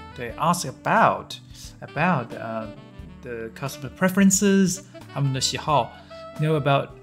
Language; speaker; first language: English; non-native, fluent; Chinese